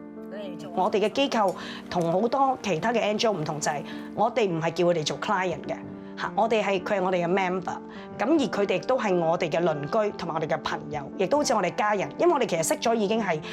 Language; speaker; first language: Cantonese; native; Cantonese